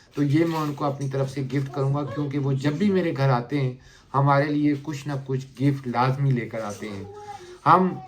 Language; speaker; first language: Urdu; native; Urdu